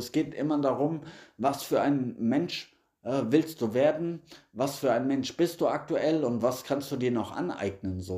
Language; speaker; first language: German; native; German